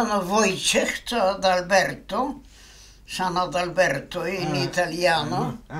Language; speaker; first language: Italian; non-native, fluent; Polish